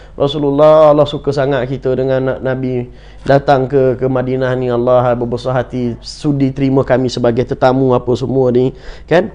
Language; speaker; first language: Malay; native; Malay